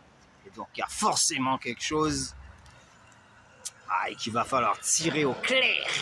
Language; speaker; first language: French; native; French